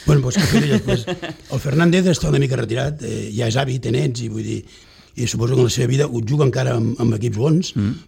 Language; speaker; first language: Catalan; native; Catalan